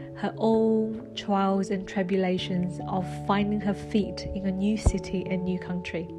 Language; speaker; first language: English; non-native, fluent; Chinese